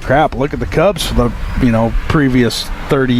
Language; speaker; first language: English; native; English